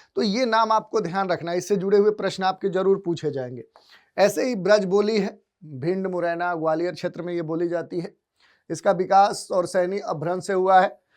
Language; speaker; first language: Hindi; native; Hindi